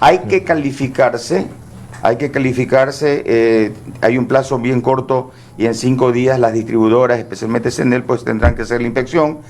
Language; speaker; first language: Spanish; native; Spanish